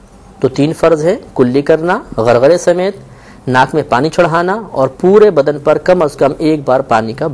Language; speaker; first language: Urdu; native; Urdu